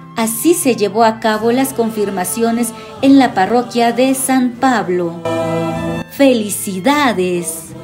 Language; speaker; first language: Spanish; native; Spanish